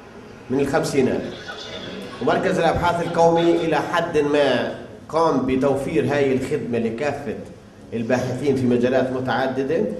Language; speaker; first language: Arabic; native; Arabic